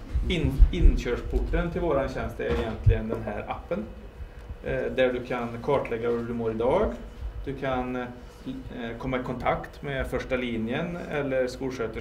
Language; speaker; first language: Swedish; native; Swedish